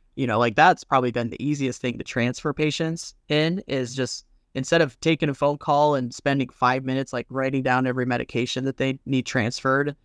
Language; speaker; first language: English; native; English